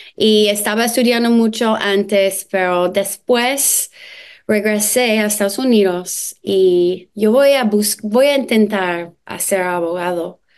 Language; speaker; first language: Spanish; non-native, learner; English